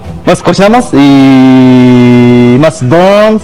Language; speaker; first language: Spanish; non-native, learner; Japanese